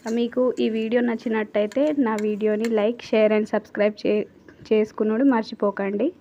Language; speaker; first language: Telugu; native; Telugu